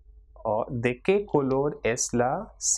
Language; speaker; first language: Spanish; non-native, fluent; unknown